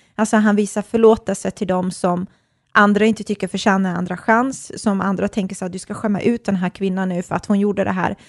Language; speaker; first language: Swedish; early bilingual, other home language; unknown